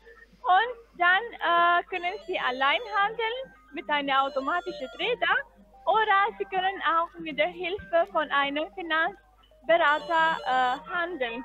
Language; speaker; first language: German; non-native, fluent; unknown